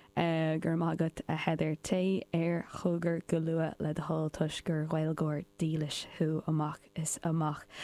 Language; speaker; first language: Irish; non-native, local second language; English